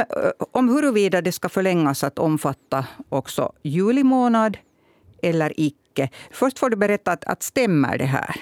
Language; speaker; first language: Swedish; native; Swedish